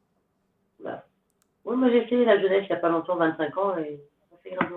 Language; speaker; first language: French; native; French